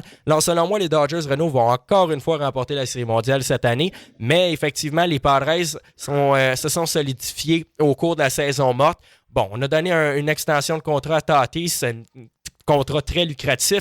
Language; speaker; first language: French; native; French